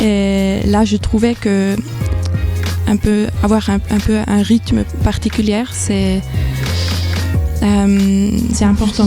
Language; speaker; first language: French; non-native, fluent; German